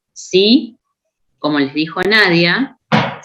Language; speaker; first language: Spanish; native; Spanish